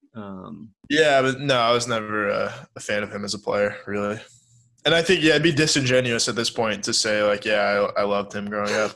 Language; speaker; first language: English; native; English